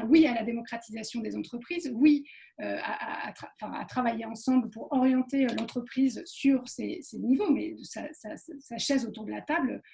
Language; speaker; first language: French; native; French